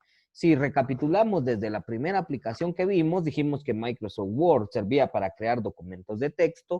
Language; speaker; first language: Spanish; native; Spanish